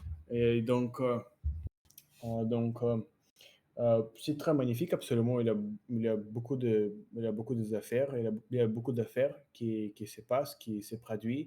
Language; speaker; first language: French; non-native, learner; Russian